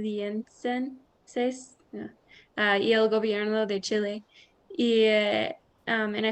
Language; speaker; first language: Spanish; non-native, learner; English